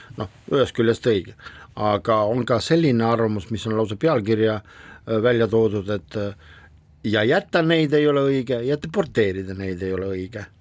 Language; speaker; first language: Estonian; non-native, local second language; Russian